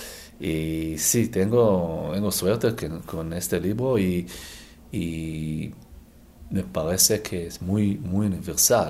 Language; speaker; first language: Spanish; non-native, learner; Hebrew